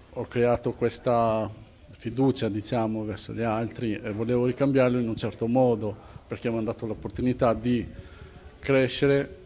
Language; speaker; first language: Italian; non-native, fluent; Albanian